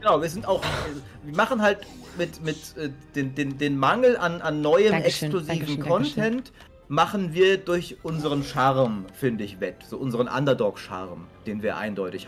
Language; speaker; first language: German; native; German